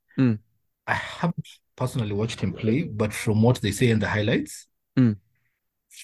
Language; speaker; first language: English; non-native, local second language; Luo (Kenya and Tanzania)